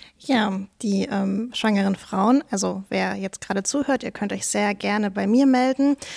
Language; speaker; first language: German; native; German